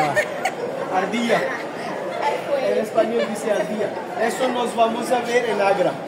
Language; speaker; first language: Spanish; non-native, fluent; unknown